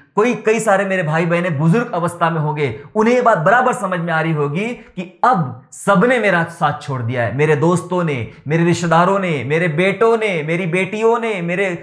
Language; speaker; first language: Hindi; non-native, local second language; Marathi